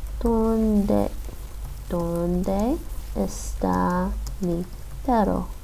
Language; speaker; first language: Spanish; non-native, learner; English